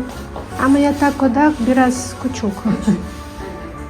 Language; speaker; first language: Turkish; non-native, learner; Russian